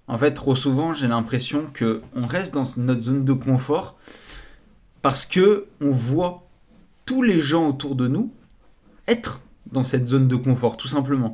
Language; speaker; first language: French; native; French